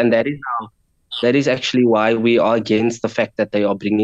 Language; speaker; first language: English; non-native, local second language; Afrikaans